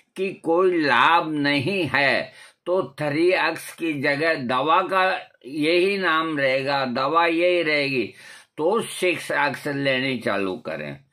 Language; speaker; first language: Hindi; non-native, local second language; Marwari